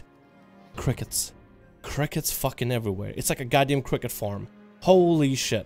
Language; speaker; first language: English; native; English